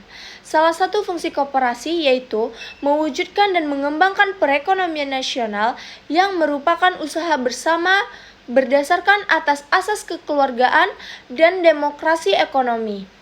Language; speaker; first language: Indonesian; native; Indonesian